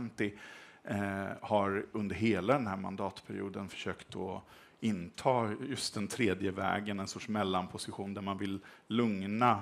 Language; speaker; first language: Swedish; native; Swedish